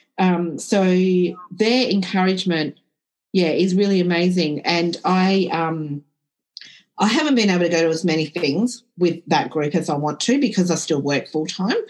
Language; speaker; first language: English; early bilingual, other home language; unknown